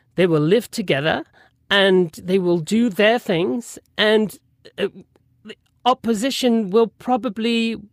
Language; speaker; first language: English; non-native, fluent; French